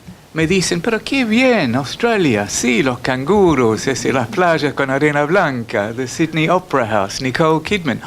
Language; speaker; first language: Spanish; non-native, fluent; English